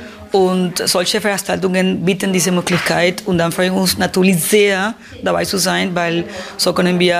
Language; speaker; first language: German; non-native, fluent; Spanish